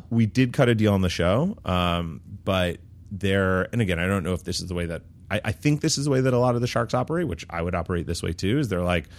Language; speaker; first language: English; native; English